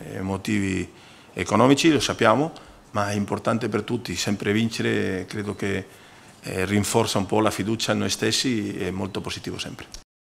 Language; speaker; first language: Italian; non-native, fluent; Spanish